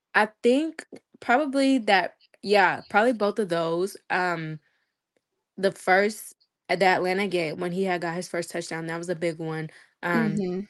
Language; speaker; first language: English; native; English